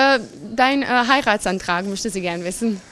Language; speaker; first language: German; non-native, fluent; Albanian